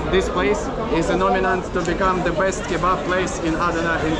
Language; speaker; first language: English; non-native, fluent; Russian